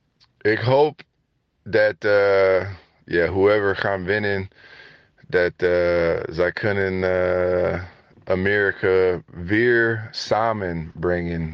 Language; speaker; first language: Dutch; non-native, learner; English